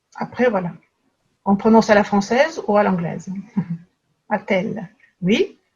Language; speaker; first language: French; non-native, fluent; Russian